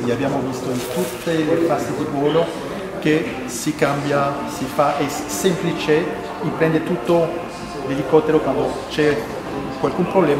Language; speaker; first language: Italian; non-native, fluent; French